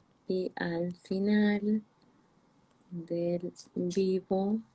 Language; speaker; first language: Spanish; native; Spanish